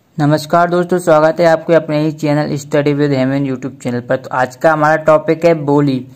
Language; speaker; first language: Hindi; native; Hindi